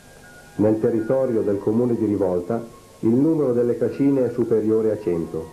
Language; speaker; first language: Italian; native; Italian